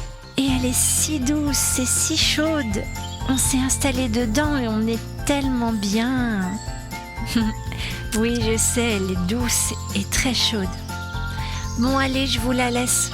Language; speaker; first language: French; native; French